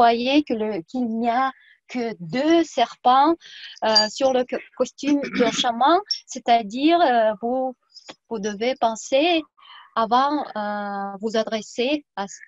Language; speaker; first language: French; non-native, fluent; Tuvinian